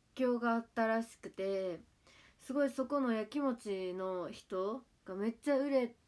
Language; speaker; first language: Japanese; native; Japanese